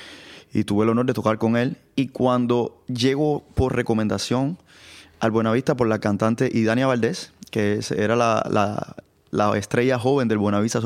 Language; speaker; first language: Spanish; native; Spanish